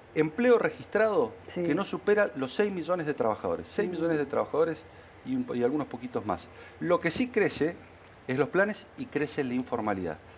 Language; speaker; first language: Spanish; native; Spanish